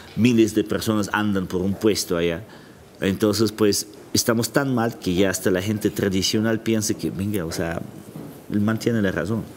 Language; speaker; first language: Spanish; non-native, fluent; Russian